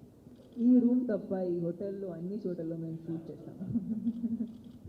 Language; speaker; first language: Telugu; non-native, local second language; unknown